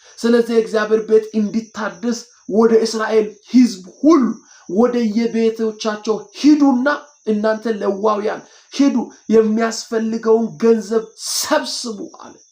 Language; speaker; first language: Amharic; non-native, local second language; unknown